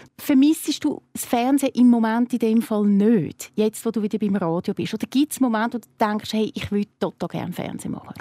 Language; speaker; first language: German; native; German